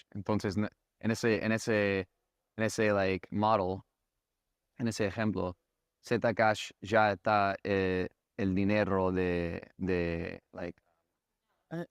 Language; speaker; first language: Spanish; non-native, fluent; English